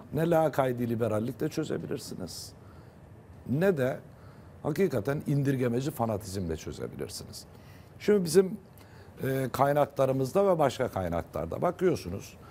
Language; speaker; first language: Turkish; native; Turkish